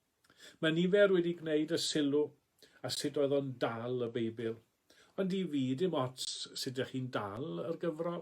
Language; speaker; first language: Welsh; native; Welsh